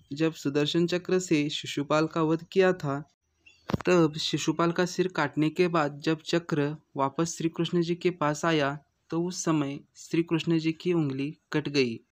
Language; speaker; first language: Hindi; non-native, local second language; Marathi